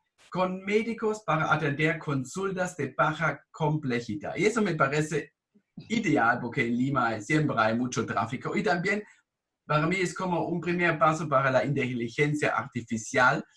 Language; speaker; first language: Spanish; non-native, fluent; German